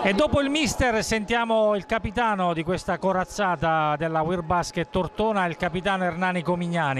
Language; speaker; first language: Italian; native; Italian